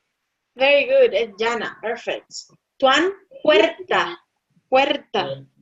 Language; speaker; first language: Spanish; non-native, fluent; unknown